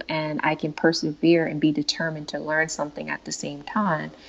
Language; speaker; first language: English; native; English